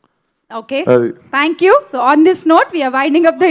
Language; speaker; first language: Telugu; native; Telugu